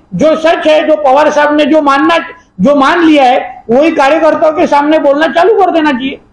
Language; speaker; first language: Hindi; non-native, local second language; Marathi